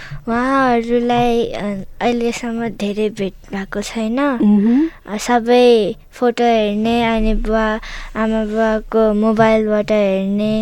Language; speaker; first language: Nepali; early bilingual, other home language; Chinese